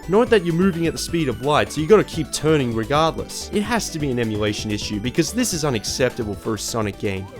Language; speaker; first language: English; native; English